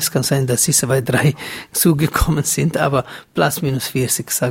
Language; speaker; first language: German; non-native, fluent; Somali